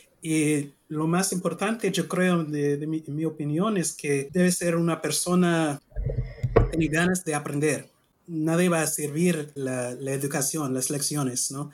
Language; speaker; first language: Spanish; non-native, learner; English